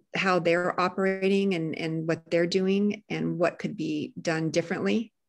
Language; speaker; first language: English; native; English